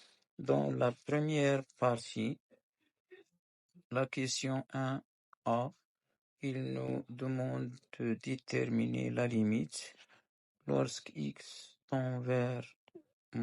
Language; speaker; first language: French; non-native, local second language; Arabic